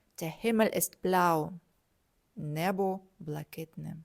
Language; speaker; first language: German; non-native, fluent; Ukrainian